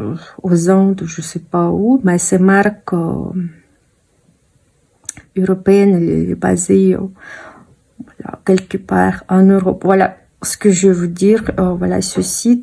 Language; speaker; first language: French; non-native, fluent; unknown